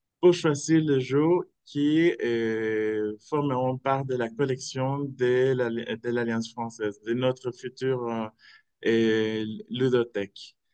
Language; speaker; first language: French; non-native, fluent; Spanish